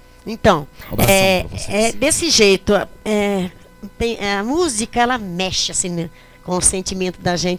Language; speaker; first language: Portuguese; native; Portuguese